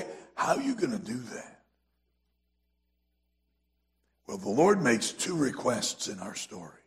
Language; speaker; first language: English; native; English